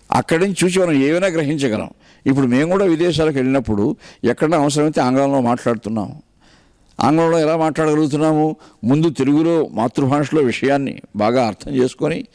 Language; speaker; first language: Telugu; native; Telugu